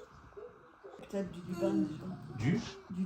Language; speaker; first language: French; native; French